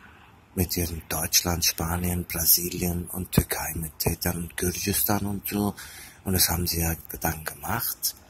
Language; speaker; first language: German; early bilingual, other home language; Turkish